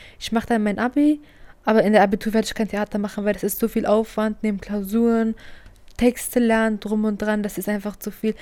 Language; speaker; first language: German; early bilingual, other home language; Persian